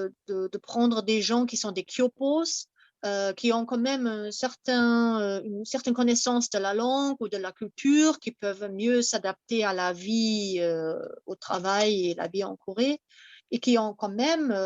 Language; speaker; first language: French; non-native, fluent; German